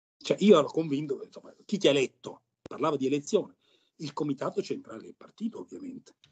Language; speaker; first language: Italian; native; Italian